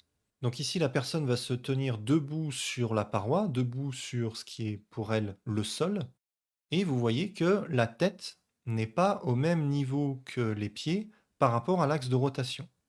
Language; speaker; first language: French; native; French